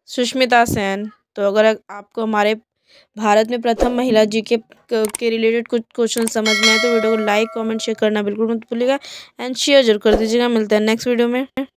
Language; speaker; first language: Hindi; native; Hindi